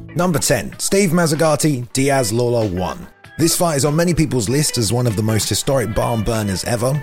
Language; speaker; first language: English; native; English